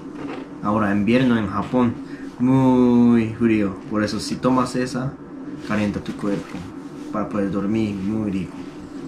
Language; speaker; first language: Spanish; non-native, learner; Japanese